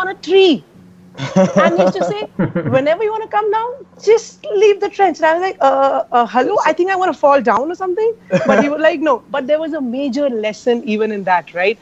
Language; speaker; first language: English; non-native, local second language; Hindi